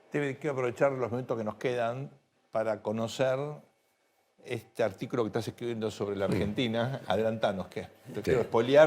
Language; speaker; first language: Spanish; native; Spanish